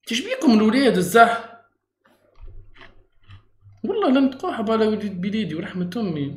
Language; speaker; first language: Arabic; native; Arabic